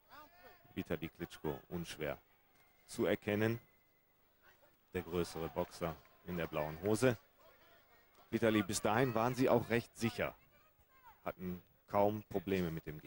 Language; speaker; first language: German; native; German